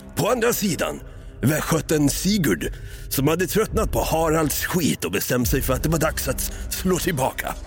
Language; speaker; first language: Swedish; native; Swedish